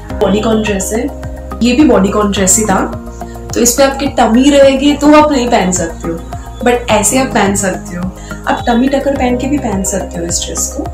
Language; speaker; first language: Hindi; non-native, local second language; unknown